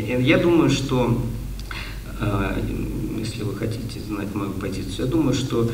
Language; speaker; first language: Russian; native; Russian